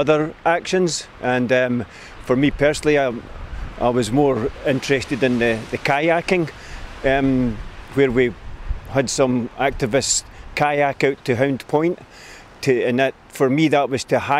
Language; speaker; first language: English; native; English